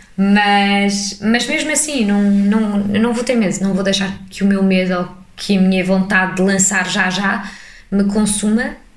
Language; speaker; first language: Portuguese; early bilingual, heritage; English